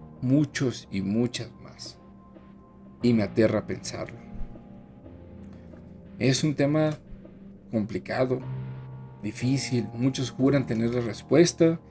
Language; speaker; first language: Spanish; native; Spanish